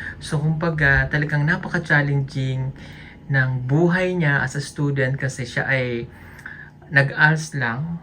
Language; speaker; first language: Filipino; non-native, local second language; Cebuano